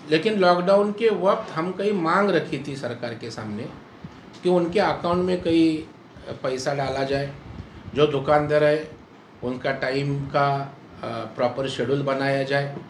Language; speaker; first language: Hindi; non-native, local second language; Marathi